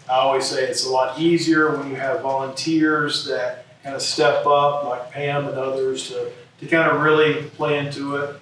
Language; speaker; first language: English; native; English